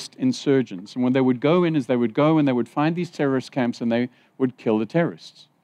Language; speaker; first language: English; native; English